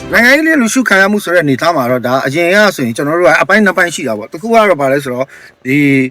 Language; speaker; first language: Burmese; non-native, local second language; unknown